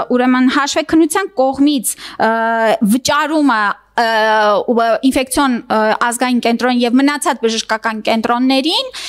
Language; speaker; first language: Armenian; native; Armenian